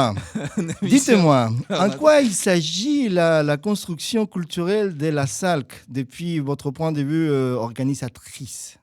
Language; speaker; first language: French; non-native, fluent; Spanish